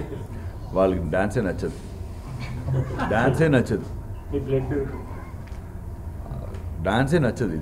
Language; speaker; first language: Telugu; non-native, learner; Tamil